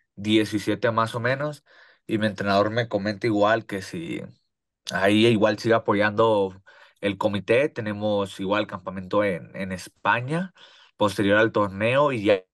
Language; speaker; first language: Spanish; native; Spanish